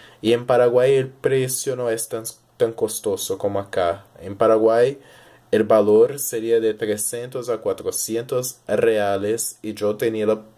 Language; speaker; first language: Spanish; early bilingual, heritage; Portuguese